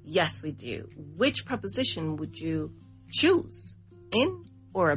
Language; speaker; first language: English; non-native, fluent; Spanish